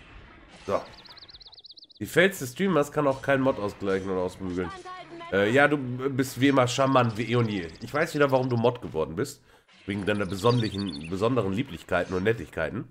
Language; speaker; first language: German; native; German